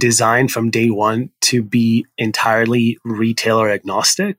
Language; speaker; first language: English; non-native, fluent; Spanish